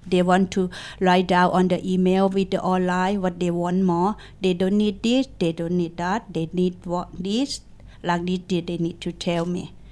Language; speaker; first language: English; non-native, learner; Thai